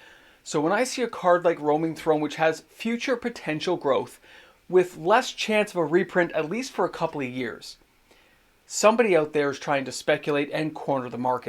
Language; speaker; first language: English; native; English